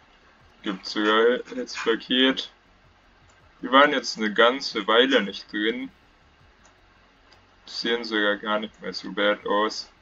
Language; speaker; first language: German; native; German